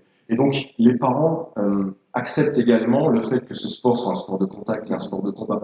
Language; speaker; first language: French; native; French